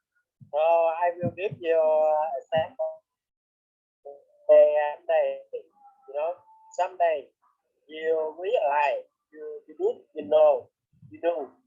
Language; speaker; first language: English; non-native, learner; Vietnamese